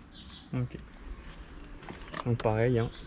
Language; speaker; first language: French; native; French